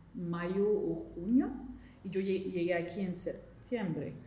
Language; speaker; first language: Spanish; non-native, fluent; English